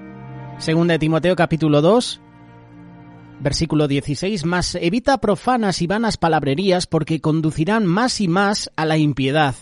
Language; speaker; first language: Spanish; native; Spanish